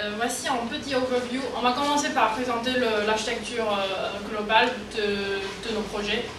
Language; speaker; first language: French; non-native, fluent; Chinese